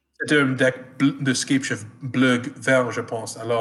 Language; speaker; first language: French; non-native, fluent; English